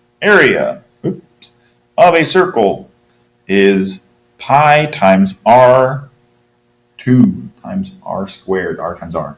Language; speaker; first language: English; native; English